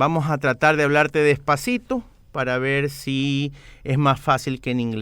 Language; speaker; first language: Spanish; native; Spanish